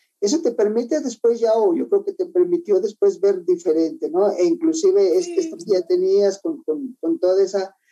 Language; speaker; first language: Spanish; native; Spanish